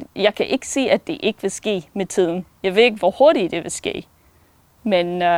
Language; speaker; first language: Danish; non-native, fluent; English